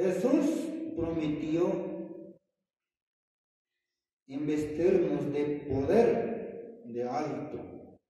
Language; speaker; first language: Spanish; non-native, fluent; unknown